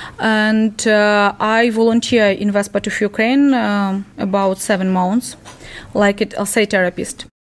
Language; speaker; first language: English; non-native, learner; Ukrainian